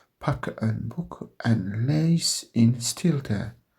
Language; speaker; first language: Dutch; non-native, learner; Turkish